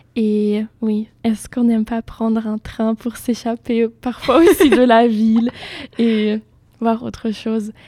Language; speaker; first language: French; non-native, fluent; German